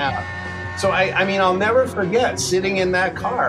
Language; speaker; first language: English; native; English